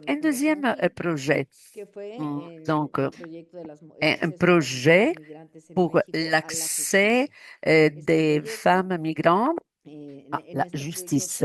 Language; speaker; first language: French; non-native, fluent; Spanish